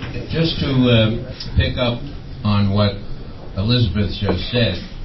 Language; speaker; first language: English; native; English